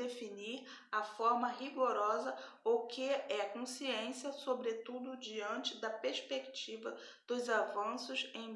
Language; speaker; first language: Portuguese; native; Portuguese